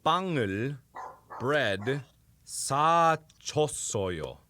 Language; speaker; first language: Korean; non-native, learner; English